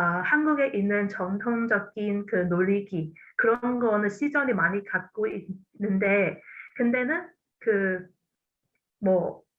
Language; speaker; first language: Korean; non-native, fluent; Cantonese